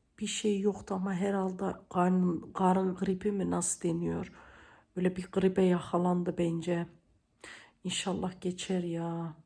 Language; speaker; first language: Turkish; early bilingual, heritage; Turkish